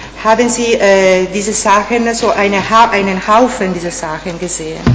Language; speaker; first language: German; non-native, fluent; Italian